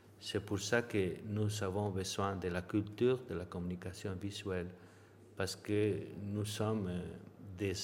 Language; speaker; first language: French; non-native, learner; Spanish